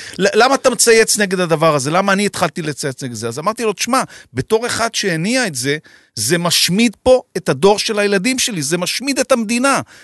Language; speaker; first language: Hebrew; native; Hebrew